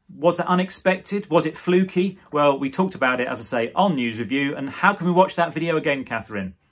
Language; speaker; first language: English; native; English